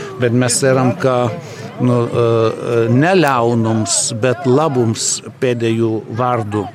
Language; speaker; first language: Latvian; non-native, learner; Lithuanian